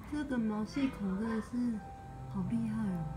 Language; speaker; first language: Chinese; native; Chinese